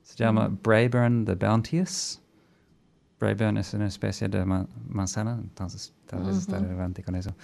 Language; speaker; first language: Spanish; non-native, fluent; English